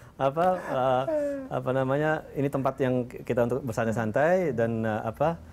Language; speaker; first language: Indonesian; early bilingual, other home language; German